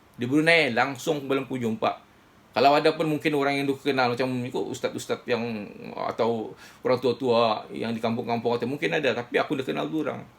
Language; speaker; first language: Malay; native; Malay